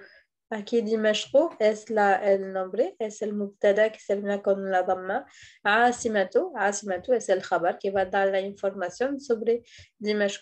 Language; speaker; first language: Spanish; non-native, fluent; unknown